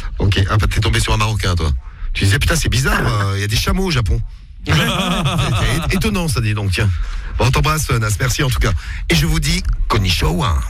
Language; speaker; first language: French; native; French